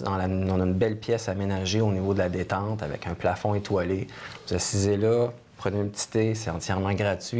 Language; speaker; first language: French; native; French